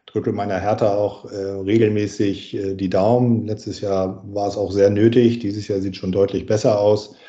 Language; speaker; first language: German; native; German